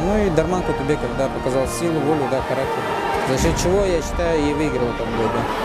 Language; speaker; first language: Russian; native; Russian